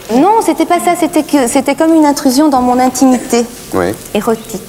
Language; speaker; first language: French; native; French